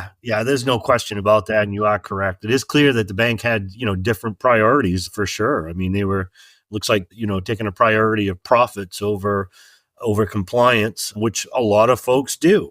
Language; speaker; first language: English; native; English